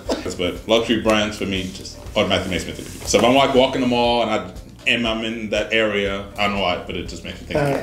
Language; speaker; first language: English; native; English